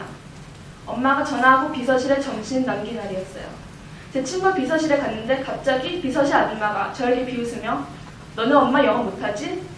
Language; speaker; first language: Korean; early bilingual, heritage; Korean